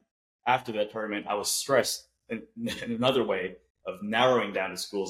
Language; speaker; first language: English; non-native, local second language; Cebuano